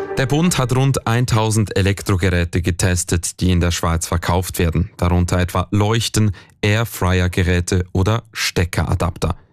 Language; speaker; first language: German; native; German